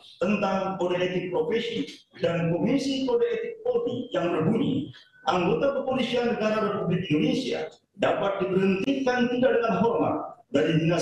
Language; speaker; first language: Indonesian; native; Indonesian